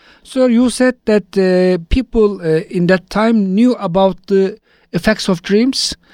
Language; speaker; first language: English; non-native, fluent; Turkish